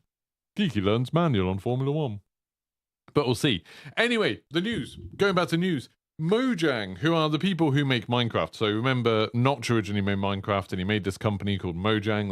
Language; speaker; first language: English; native; English